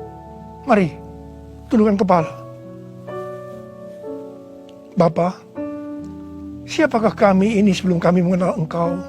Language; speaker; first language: Indonesian; native; Indonesian